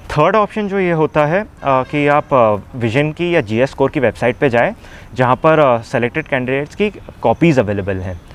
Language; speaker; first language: Hindi; native; Hindi